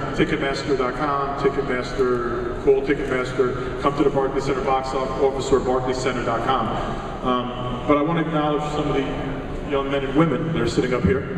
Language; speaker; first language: English; native; English